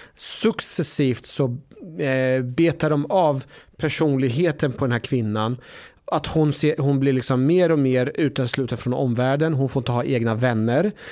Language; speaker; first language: Swedish; early bilingual, other home language; Persian